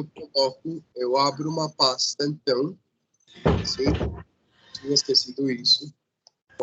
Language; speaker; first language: Portuguese; non-native, fluent; Spanish